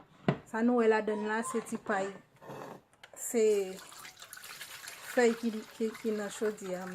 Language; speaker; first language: French; non-native, local second language; Haitian Creole